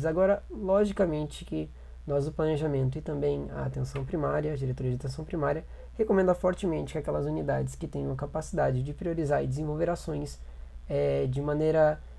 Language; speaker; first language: Portuguese; native; Portuguese